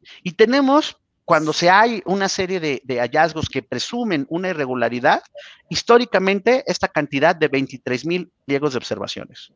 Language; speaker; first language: Spanish; native; Spanish